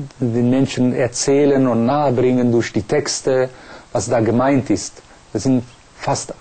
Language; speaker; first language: German; non-native, fluent; Persian